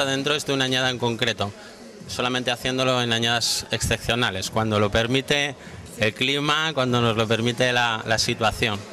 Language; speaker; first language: Spanish; native; Spanish